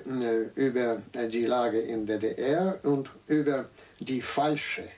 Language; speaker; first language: German; non-native, fluent; Russian